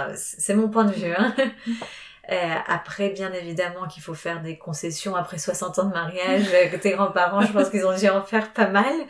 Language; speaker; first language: French; non-native, fluent; Spanish